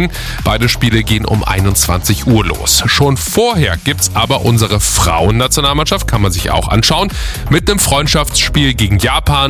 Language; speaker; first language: German; native; German